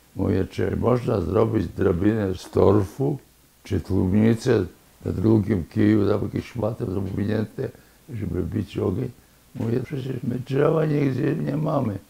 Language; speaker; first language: Polish; native; Polish